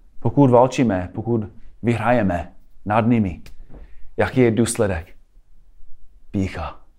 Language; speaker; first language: Czech; non-native, fluent; English